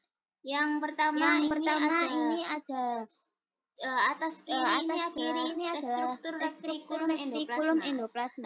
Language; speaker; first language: Indonesian; native; Indonesian